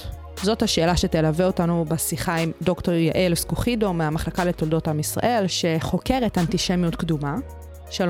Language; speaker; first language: Hebrew; native; Hebrew